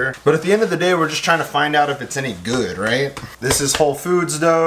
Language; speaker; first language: English; native; English